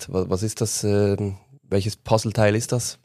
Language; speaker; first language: German; native; German